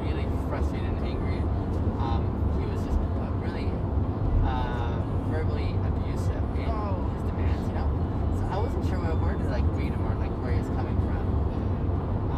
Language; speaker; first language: English; native; English